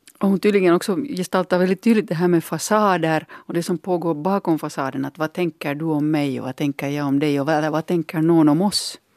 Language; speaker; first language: Swedish; native; Swedish